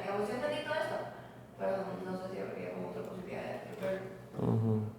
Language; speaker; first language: Spanish; native; Spanish